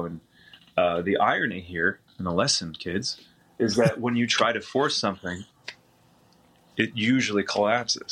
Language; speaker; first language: English; native; English